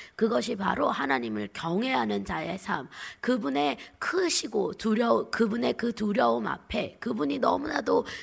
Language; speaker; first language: Korean; native; Korean